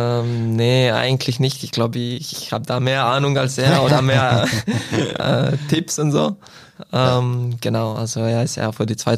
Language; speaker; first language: German; non-native, fluent; Croatian